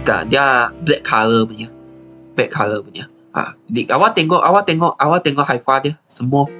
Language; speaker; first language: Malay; non-native, local second language; Chinese